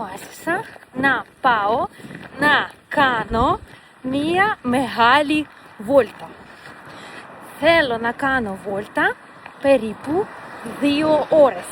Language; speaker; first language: Greek; non-native, fluent; Russian